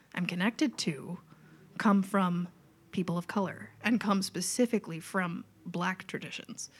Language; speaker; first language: English; native; English